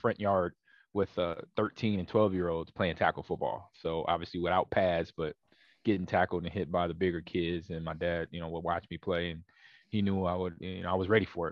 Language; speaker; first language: English; native; English